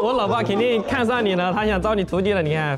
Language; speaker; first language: Chinese; native; Chinese